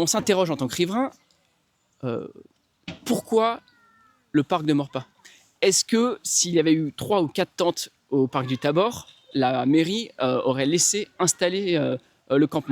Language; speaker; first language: French; native; French